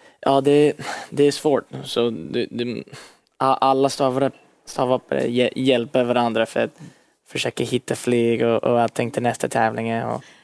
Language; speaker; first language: Swedish; early bilingual, heritage; Swedish